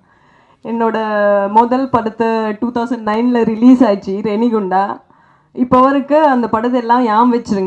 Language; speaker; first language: Tamil; non-native, local second language; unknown